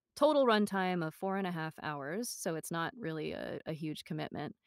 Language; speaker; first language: English; native; English